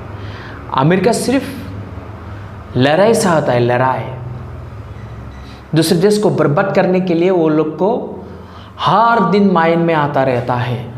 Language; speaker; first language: Hindi; non-native, local second language; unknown